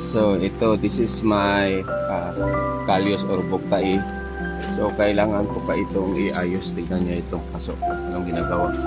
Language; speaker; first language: Filipino; non-native, local second language; Cebuano